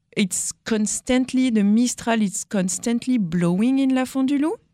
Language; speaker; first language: English; non-native, fluent; French